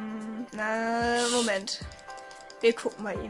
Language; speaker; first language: German; native; German